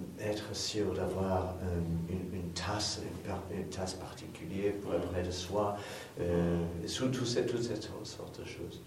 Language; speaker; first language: French; non-native, fluent; English